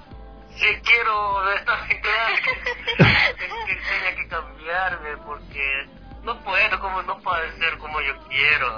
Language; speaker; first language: Spanish; non-native, fluent; Korean